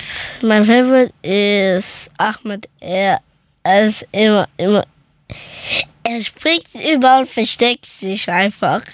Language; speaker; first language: German; early bilingual, other home language; Persian